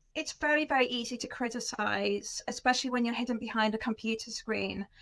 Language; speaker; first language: English; native; English